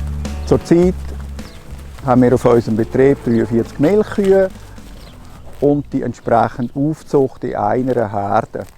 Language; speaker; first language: German; native; German